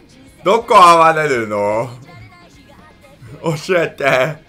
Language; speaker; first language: Japanese; non-native, learner; English